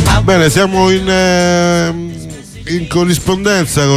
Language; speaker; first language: Italian; native; Italian